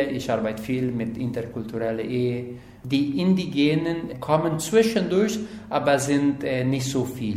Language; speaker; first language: German; non-native, learner; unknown